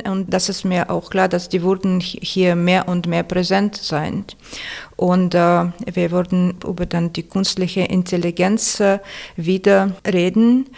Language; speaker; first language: German; non-native, fluent; Russian